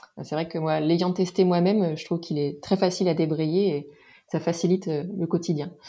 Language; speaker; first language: French; native; French